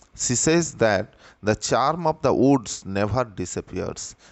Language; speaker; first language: English; non-native, local second language; Bangla